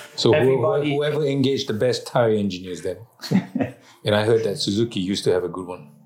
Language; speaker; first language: English; non-native, local second language; Malay